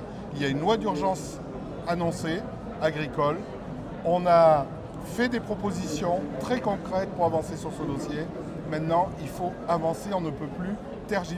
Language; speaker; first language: French; native; French